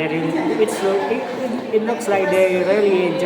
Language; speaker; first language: English; non-native, learner; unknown